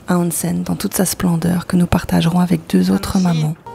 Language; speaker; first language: French; native; French